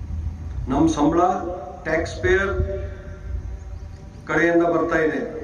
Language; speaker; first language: Kannada; non-native, fluent; Hindi